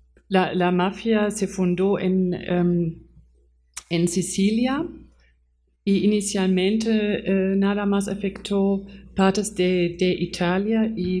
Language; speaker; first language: Spanish; non-native, fluent; German